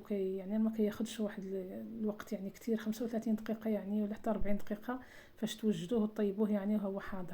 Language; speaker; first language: Arabic; native; Arabic